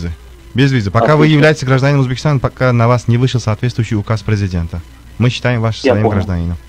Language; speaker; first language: Russian; non-native, local second language; Uzbek